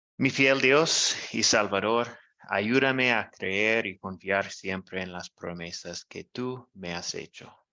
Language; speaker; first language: Spanish; non-native, learner; English